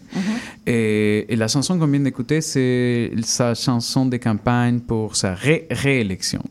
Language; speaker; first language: French; non-native, fluent; Spanish